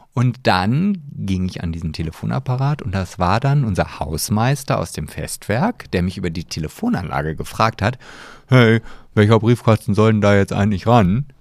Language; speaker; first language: German; early bilingual, other home language; Polish